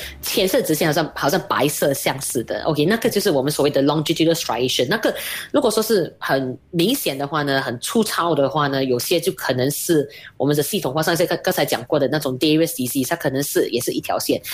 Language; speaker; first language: Chinese; native; Chinese